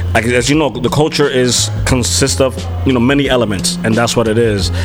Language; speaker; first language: English; native; English